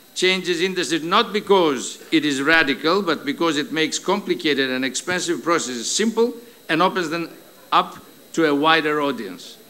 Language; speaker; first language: English; non-native, fluent; Greek